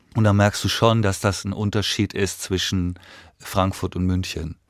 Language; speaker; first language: German; native; German